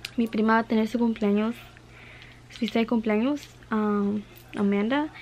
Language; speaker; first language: Spanish; early bilingual, heritage; Spanish